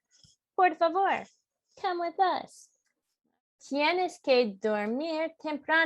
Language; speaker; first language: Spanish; non-native, fluent; English